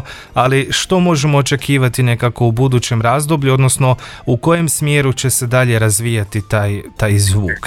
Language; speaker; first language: Croatian; native; Croatian